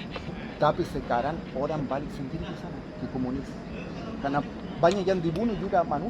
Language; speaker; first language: Indonesian; non-native, fluent; Spanish